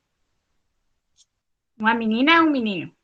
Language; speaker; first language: Portuguese; non-native, learner; Spanish